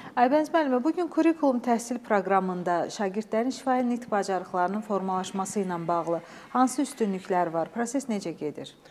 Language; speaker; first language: Azerbaijani; native; Azerbaijani